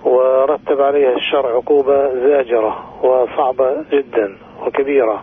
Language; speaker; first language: Arabic; native; Arabic